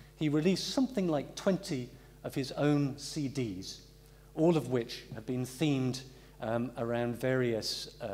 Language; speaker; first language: English; native; English